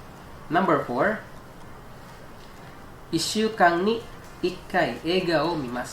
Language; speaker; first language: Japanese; non-native, fluent; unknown